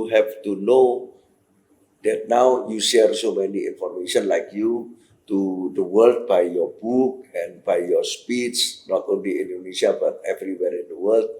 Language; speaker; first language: English; non-native, fluent; Indonesian